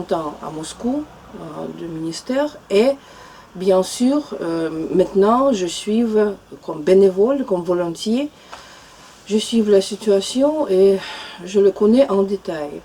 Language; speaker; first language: French; non-native, fluent; Russian